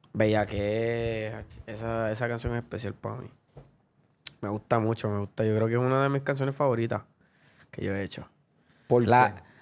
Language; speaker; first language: Spanish; early bilingual, other home language; English